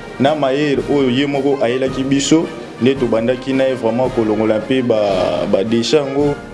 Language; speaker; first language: Lingala; native; Lingala